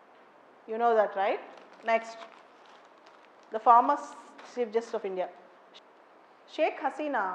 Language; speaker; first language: English; non-native, local second language; Telugu